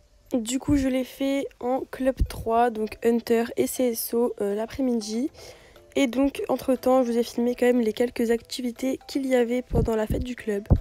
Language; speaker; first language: French; native; French